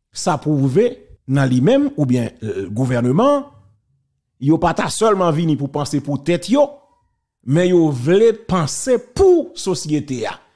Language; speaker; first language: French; non-native, local second language; Haitian Creole